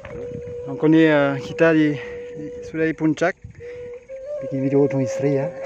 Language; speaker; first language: Indonesian; non-native, learner; French